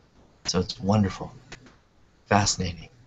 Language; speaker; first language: English; native; English